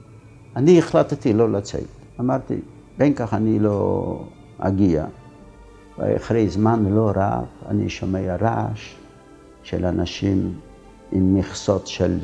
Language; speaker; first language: Hebrew; non-native, fluent; Yiddish